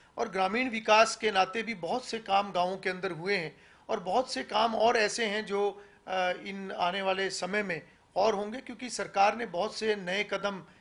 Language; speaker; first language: Hindi; native; Hindi